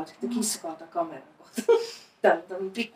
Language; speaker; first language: Finnish; native; Finnish